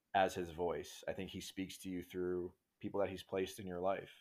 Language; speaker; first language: English; native; English